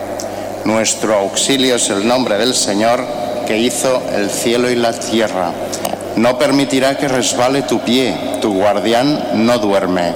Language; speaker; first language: Spanish; native; Spanish